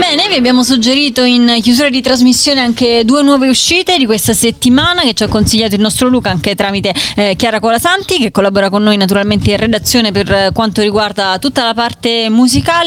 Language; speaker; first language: Italian; native; Italian